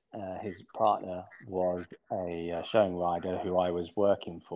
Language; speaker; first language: English; native; English